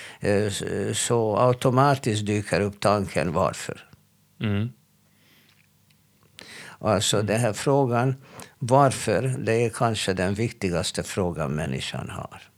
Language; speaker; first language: Swedish; non-native, fluent; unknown